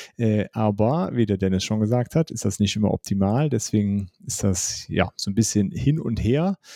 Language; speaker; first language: German; native; German